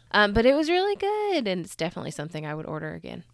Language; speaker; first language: English; native; English